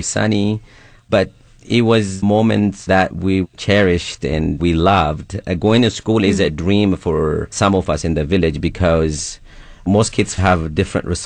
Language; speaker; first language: English; non-native, fluent; Sidamo